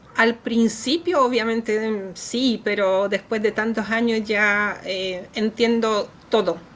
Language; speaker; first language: Spanish; non-native, fluent; Polish